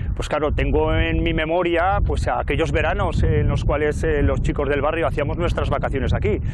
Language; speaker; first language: Spanish; native; Spanish